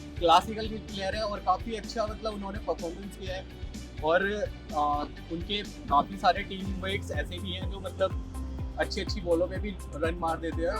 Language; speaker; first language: Hindi; native; Hindi